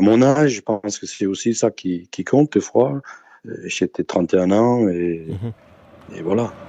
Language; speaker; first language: French; non-native, fluent; Danish